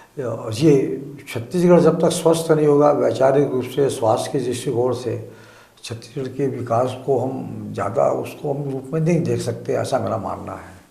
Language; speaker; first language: Hindi; native; Hindi